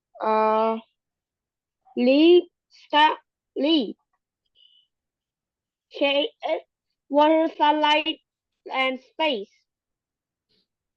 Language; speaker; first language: English; non-native, learner; Thai